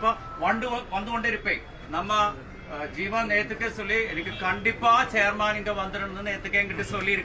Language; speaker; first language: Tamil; non-native, learner; Malayalam